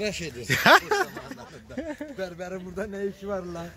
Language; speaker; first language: Turkish; native; Turkish